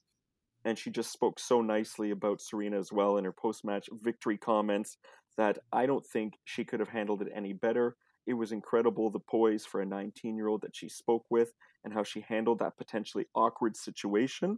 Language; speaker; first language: English; native; English